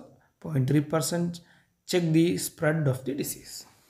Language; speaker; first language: English; non-native, local second language; Malayalam